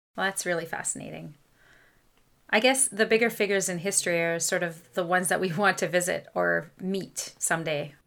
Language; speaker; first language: English; non-native, fluent; French